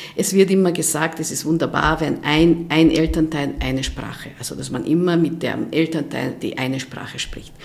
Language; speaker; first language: German; non-native, fluent; Hungarian